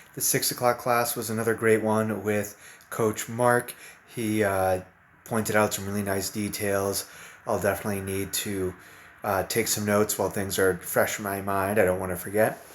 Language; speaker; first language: English; native; English